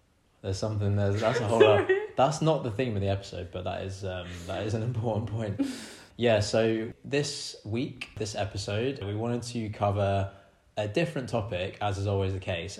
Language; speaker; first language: English; native; English